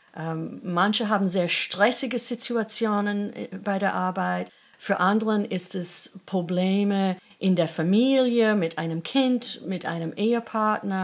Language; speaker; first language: German; non-native, fluent; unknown